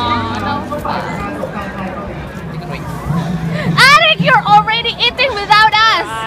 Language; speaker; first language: English; non-native, fluent; Indonesian